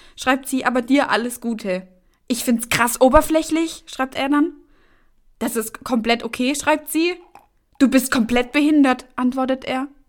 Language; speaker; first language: German; native; German